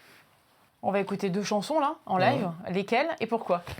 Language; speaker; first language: French; native; French